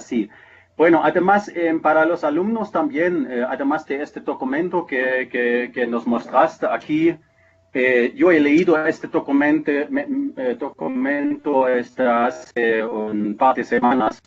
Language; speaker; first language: Spanish; non-native, fluent; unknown